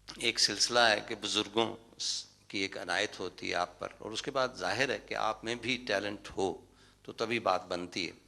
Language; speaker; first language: Urdu; non-native, local second language; Punjabi